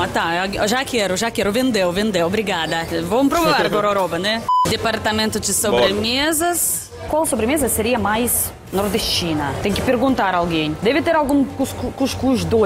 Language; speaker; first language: Portuguese; non-native, fluent; Russian